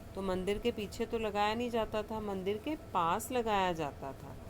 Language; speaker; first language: Hindi; non-native, local second language; Punjabi